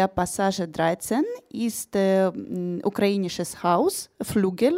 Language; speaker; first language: German; non-native, learner; Ukrainian